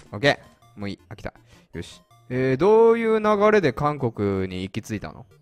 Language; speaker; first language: Japanese; native; Japanese